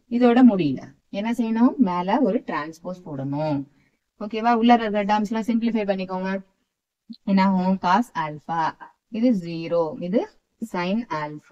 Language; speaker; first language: Tamil; native; Tamil